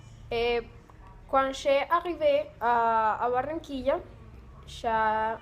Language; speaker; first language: French; non-native, learner; Spanish